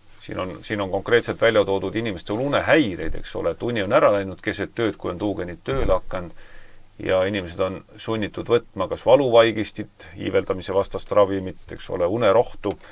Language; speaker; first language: Estonian; native; Estonian